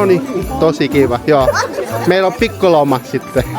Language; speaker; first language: Finnish; non-native, learner; Filipino